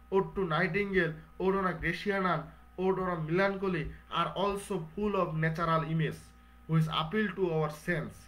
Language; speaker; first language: English; non-native, local second language; Bangla